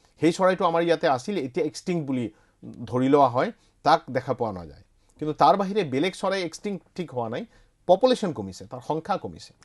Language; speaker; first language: Assamese; non-native, local second language; Bangla